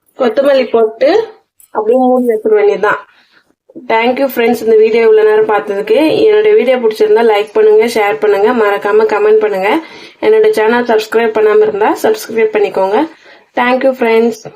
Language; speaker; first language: Tamil; native; Tamil